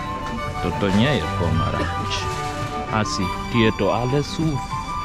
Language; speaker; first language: Slovak; non-native, learner; English